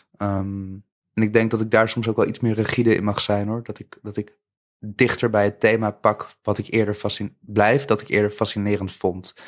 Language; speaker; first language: Dutch; native; Dutch